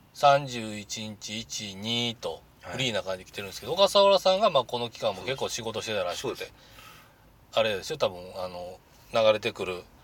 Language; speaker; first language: Japanese; native; Japanese